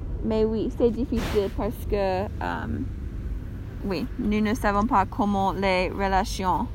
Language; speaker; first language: French; non-native, learner; English